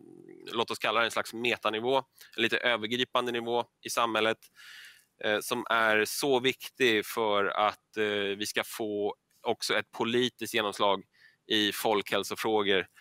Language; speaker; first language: Swedish; native; Swedish